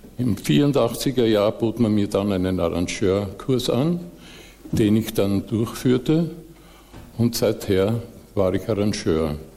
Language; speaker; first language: German; native; German